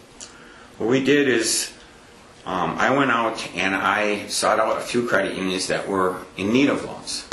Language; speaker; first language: English; native; English